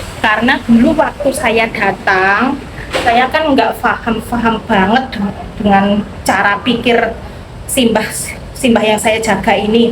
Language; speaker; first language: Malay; non-native, local second language; Javanese